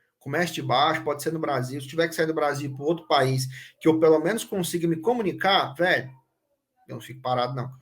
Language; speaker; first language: Portuguese; native; Portuguese